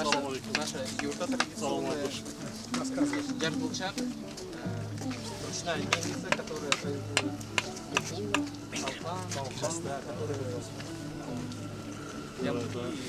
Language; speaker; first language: Russian; non-native, local second language; Kyrgyz